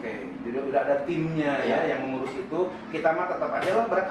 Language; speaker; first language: Indonesian; native; Indonesian